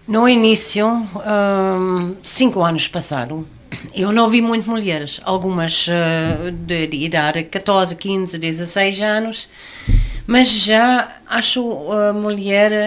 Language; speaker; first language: Portuguese; non-native, learner; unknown